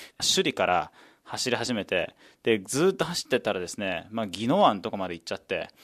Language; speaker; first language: Japanese; native; Japanese